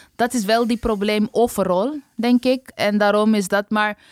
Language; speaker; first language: Dutch; non-native, fluent; Bangla